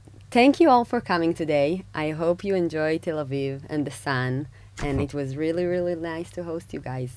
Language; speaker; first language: English; non-native, fluent; Hebrew